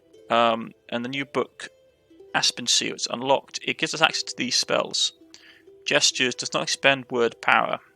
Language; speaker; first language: English; native; English